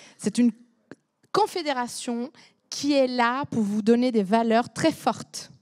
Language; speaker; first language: French; non-native, fluent; Spanish